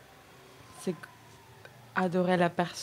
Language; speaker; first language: French; non-native, fluent; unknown